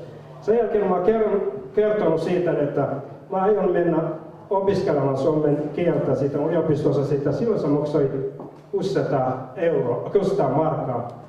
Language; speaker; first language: Finnish; non-native, fluent; Somali